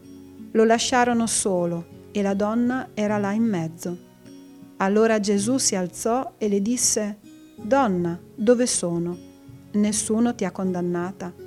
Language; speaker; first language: Italian; native; Italian